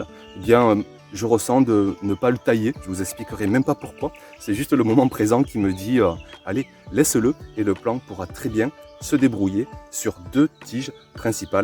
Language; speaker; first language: French; native; French